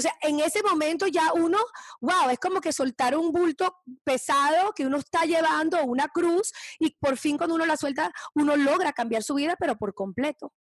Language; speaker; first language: Spanish; early bilingual, heritage; Spanish